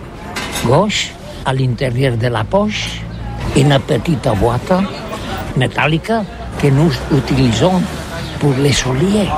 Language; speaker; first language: French; non-native, learner; Catalan